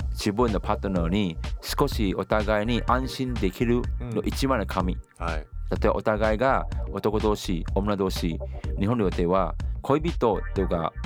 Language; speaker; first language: Japanese; non-native, fluent; Chinese